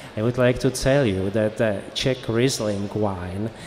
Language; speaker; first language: English; non-native, fluent; Czech